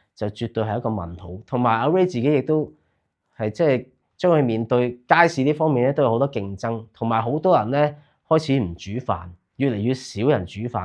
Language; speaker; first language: Cantonese; native; Cantonese